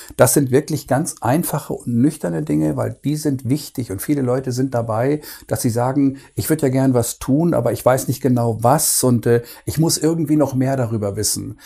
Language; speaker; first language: German; native; German